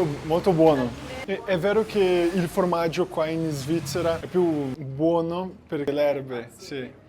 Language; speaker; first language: Italian; non-native, learner; Portuguese